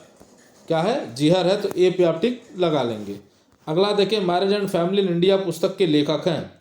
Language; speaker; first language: Hindi; native; Hindi